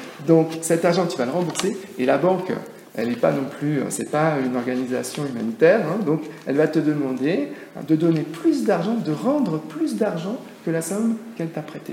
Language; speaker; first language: French; native; French